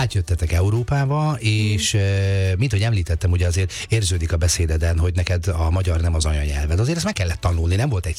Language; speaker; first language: Hungarian; native; Hungarian